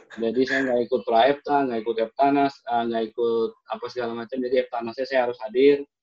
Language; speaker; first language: Indonesian; native; Indonesian